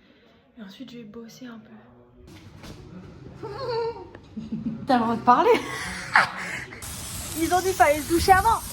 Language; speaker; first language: French; native; French